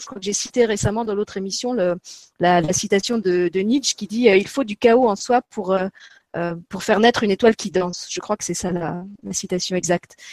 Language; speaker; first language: French; native; French